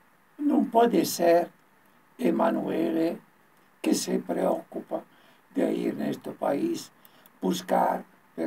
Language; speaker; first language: Spanish; non-native, learner; Italian